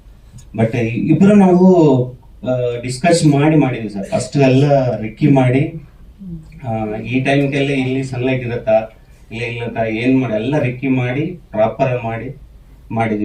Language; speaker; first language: Kannada; non-native, learner; Telugu